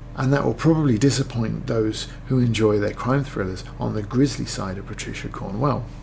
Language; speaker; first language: English; native; English